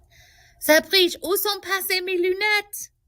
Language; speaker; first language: French; non-native, fluent; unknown